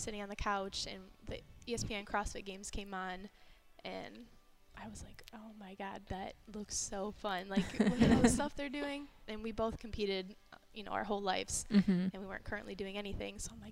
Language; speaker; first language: English; native; English